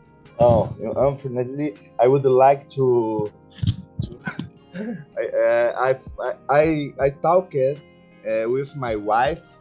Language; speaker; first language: English; non-native, learner; Portuguese